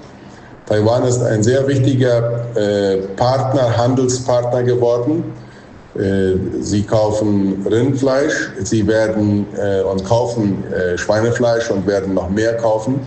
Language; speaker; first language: German; non-native, local second language; Plautdietsch